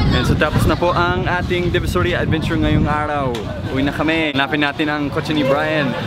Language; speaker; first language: Filipino; non-native, fluent; English